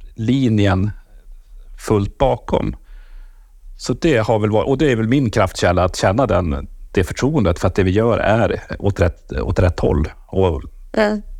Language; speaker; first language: Swedish; native; Swedish